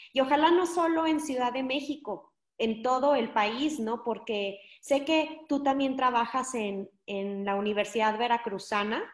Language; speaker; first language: Spanish; native; Spanish